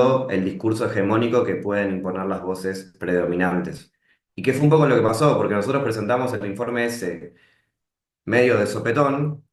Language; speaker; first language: Spanish; native; Spanish